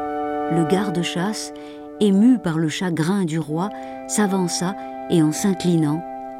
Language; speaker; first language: French; native; French